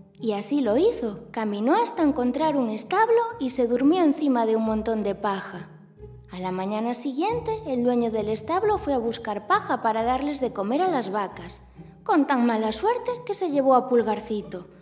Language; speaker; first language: Spanish; native; Spanish